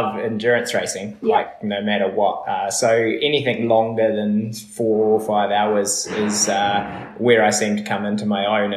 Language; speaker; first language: English; native; English